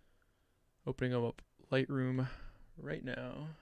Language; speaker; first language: English; native; English